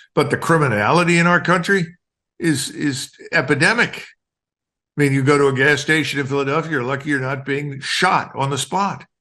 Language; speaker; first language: English; native; English